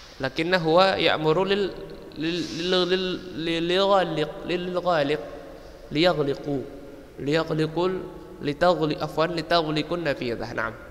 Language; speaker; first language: Arabic; non-native, fluent; Indonesian